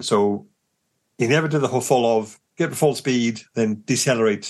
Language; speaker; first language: English; native; English